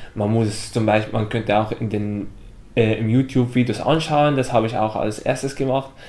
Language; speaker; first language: German; non-native, fluent; Arabic